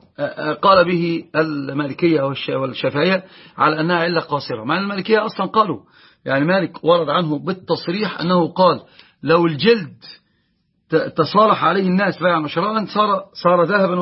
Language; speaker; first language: Arabic; native; Arabic